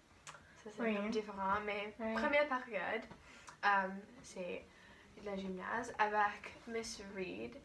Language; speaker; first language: French; non-native, learner; English